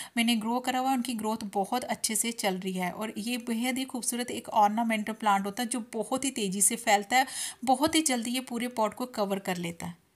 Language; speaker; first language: Hindi; non-native, local second language; Punjabi